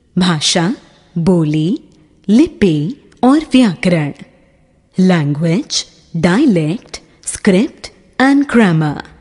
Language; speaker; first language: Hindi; native; Hindi